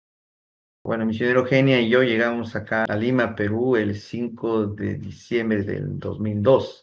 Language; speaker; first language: Spanish; non-native, fluent; Korean